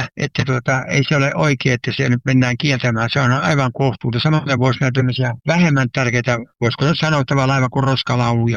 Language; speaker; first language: Finnish; native; Finnish